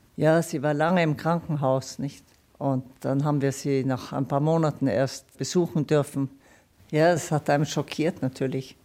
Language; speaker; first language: German; non-native, fluent; Italian